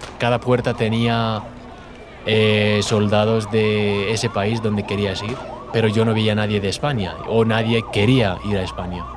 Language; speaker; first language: Spanish; non-native, fluent; Persian